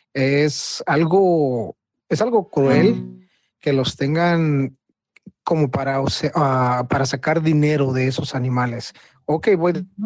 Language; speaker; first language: Spanish; native; Spanish